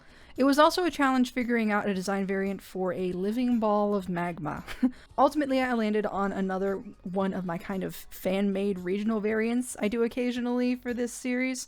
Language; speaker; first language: English; native; English